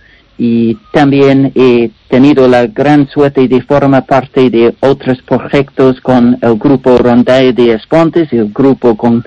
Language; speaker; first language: Spanish; non-native, learner; English